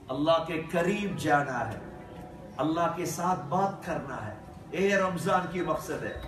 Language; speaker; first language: Hindi; non-native, learner; Tamil